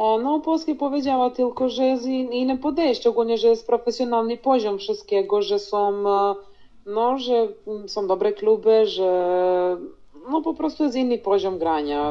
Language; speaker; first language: Polish; non-native, fluent; Serbian